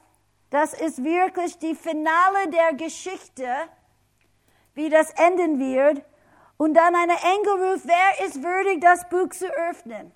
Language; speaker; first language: German; non-native, fluent; English